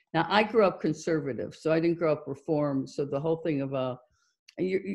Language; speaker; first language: English; native; English